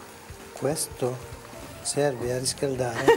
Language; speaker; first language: Italian; native; Italian